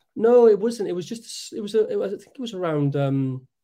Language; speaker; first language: English; native; English